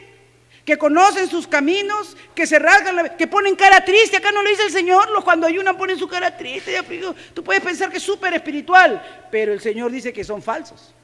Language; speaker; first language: Spanish; native; Spanish